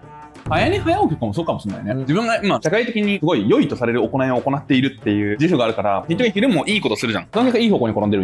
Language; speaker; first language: Japanese; native; Japanese